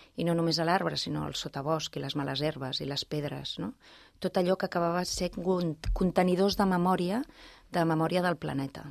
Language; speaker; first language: Catalan; non-native, local second language; Spanish